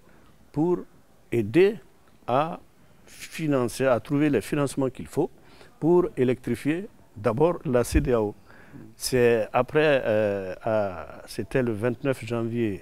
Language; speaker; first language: French; non-native, local second language; Susu